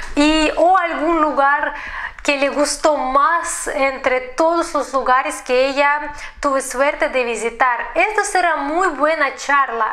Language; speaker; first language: Spanish; non-native, fluent; Russian